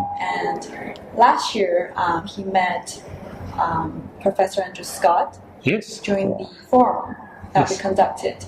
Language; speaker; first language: English; non-native, fluent; Chinese